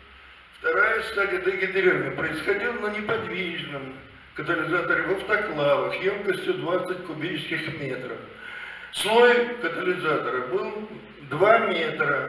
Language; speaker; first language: Russian; native; Russian